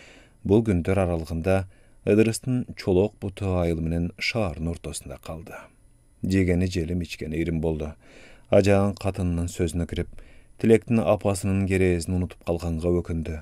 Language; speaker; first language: Kyrgyz; native; Kyrgyz